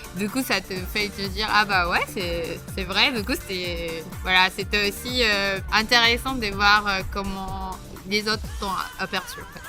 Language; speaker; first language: French; non-native, fluent; Spanish